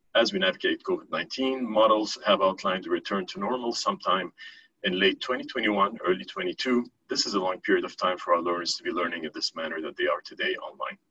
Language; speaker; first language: English; non-native, fluent; Arabic